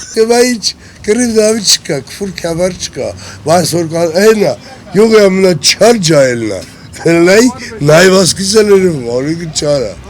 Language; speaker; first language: Armenian; native; Armenian